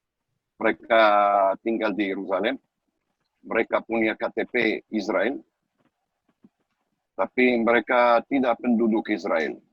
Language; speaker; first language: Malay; non-native, learner; Hebrew